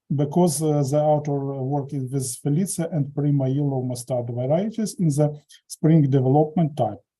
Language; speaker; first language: English; non-native, learner; Ukrainian